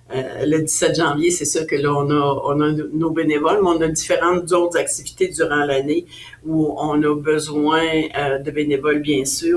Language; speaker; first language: French; native; French